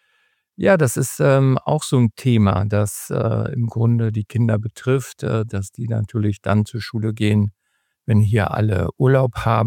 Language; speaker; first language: German; native; German